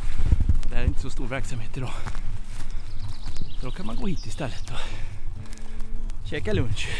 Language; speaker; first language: Swedish; native; Swedish